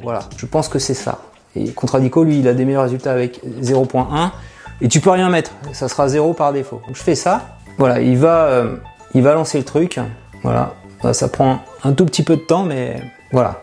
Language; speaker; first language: French; native; French